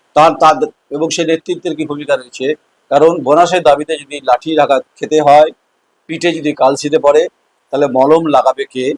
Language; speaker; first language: Bangla; native; Bangla